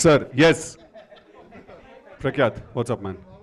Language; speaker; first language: Telugu; native; Telugu